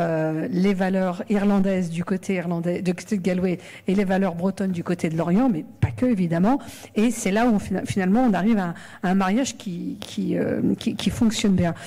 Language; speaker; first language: French; native; French